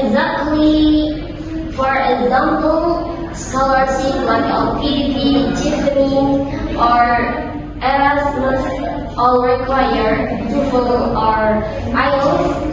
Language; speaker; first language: English; non-native, learner; Indonesian